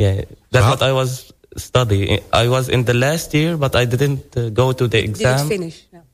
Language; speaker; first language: English; non-native, learner; Arabic